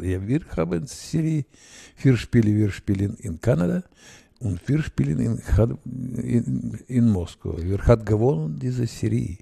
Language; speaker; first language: German; non-native, learner; Russian